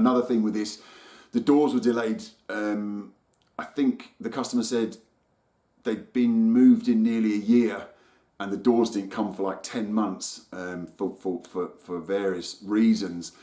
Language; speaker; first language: English; native; English